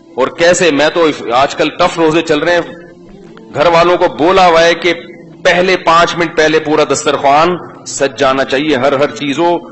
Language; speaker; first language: Urdu; native; Urdu